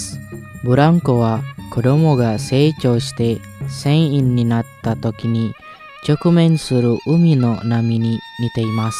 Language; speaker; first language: Japanese; non-native, fluent; Indonesian